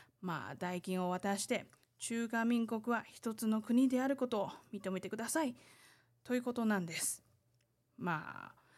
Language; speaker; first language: Japanese; non-native, fluent; Chinese